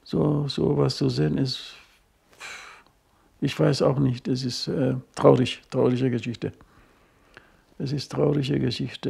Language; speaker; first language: German; non-native, fluent; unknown